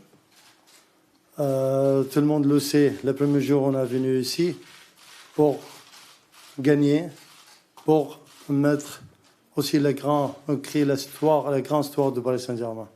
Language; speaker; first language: French; non-native, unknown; Arabic